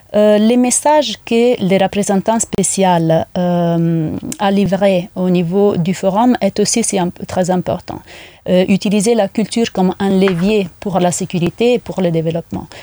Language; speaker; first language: French; non-native, fluent; Italian